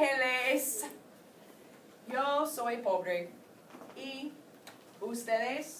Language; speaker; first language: Spanish; non-native, fluent; English